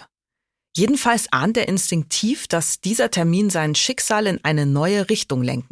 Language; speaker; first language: German; native; German